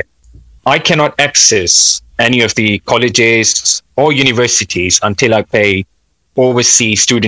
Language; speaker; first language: English; non-native, local second language; Urdu